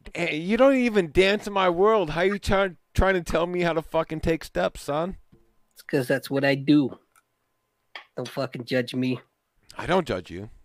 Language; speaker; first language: English; native; English